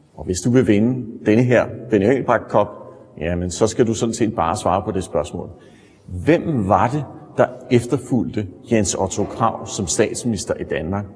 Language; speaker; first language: Danish; native; Danish